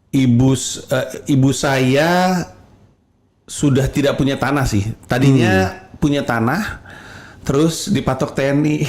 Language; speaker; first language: Indonesian; native; Indonesian